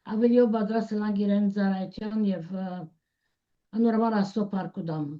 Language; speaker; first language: Armenian; early bilingual, heritage; Armenian